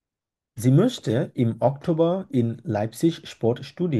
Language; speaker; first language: German; non-native, fluent; Bangla